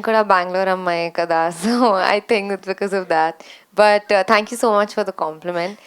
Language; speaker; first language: Telugu; non-native, learner; Kannada